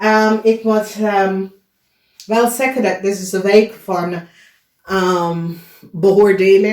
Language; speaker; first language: Dutch; non-native, learner; English